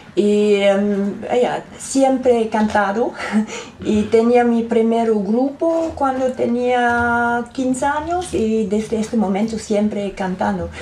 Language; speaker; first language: Spanish; non-native, learner; German